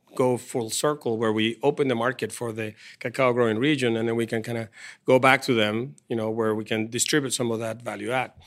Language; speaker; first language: English; non-native, fluent; Spanish